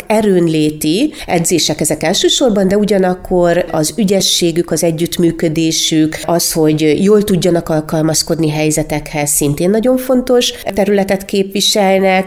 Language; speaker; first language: Hungarian; native; Hungarian